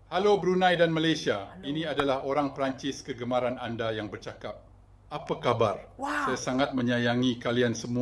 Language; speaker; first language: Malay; non-native, learner; French